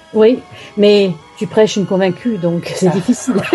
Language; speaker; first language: French; native; French